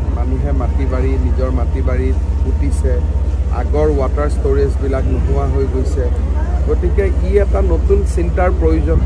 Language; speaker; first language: Assamese; native; Assamese